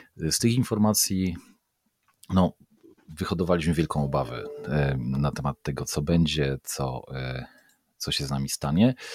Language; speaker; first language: Polish; native; Polish